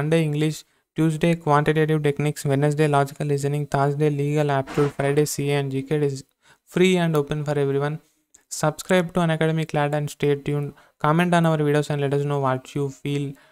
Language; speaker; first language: English; non-native, local second language; Telugu